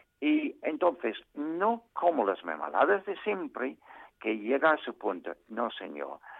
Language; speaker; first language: Spanish; non-native, fluent; English